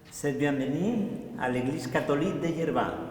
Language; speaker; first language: French; non-native, fluent; Spanish